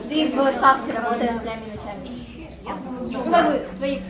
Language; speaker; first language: Russian; native; Russian